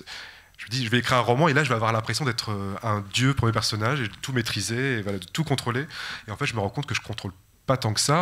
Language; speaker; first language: French; native; French